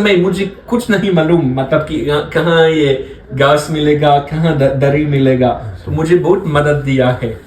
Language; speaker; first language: Hindi; non-native, learner; French